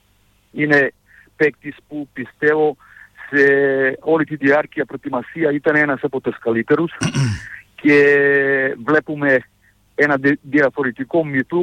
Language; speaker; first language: Greek; non-native, fluent; Serbian